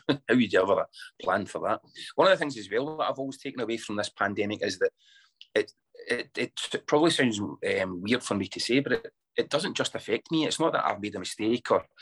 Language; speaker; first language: English; native; English